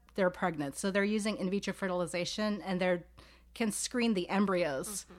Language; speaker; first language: English; native; English